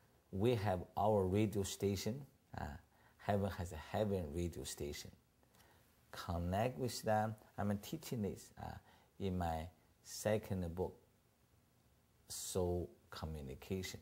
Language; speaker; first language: English; non-native, fluent; Chinese